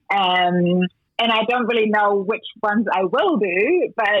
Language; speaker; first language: English; non-native, fluent; German